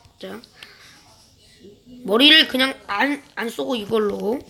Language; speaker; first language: Korean; native; Korean